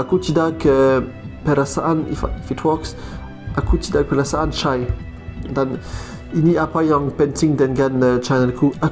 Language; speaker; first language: Indonesian; non-native, learner; French